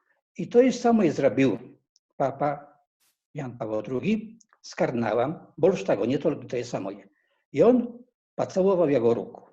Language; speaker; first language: Polish; non-native, learner; Belarusian